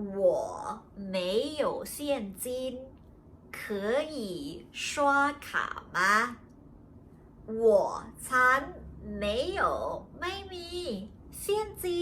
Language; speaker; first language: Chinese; non-native, fluent; Thai